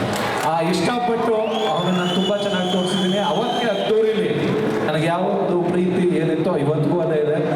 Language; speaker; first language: Kannada; native; Kannada